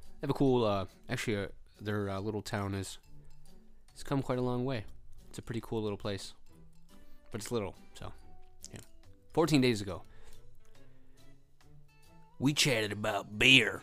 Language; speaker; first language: English; native; English